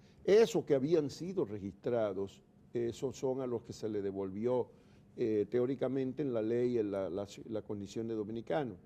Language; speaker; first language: Spanish; native; Spanish